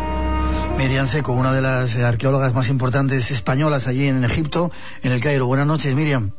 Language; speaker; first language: Spanish; native; Spanish